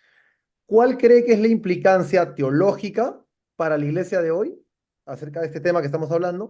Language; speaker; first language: Spanish; native; Spanish